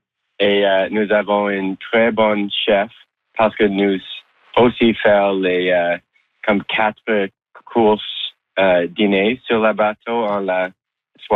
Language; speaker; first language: French; non-native, learner; English